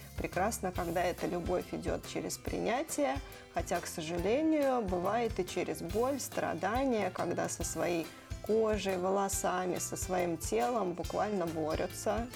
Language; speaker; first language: Russian; native; Russian